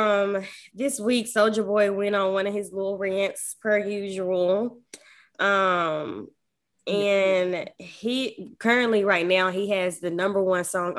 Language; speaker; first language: English; native; English